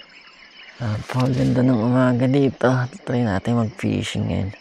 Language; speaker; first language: Filipino; native; Filipino